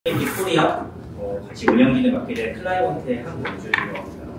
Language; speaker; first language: Korean; native; Korean